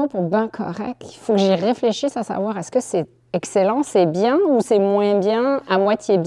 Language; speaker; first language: French; native; French